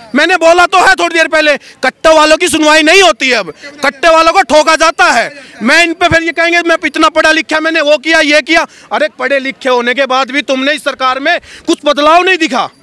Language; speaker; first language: Hindi; native; Hindi